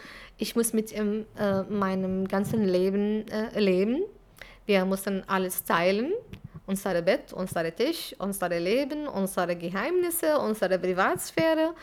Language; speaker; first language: German; non-native, fluent; Arabic